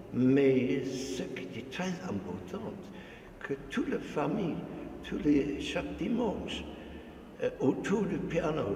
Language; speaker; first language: French; non-native, fluent; English